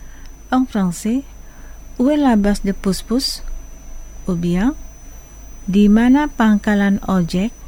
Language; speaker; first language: French; non-native, fluent; Indonesian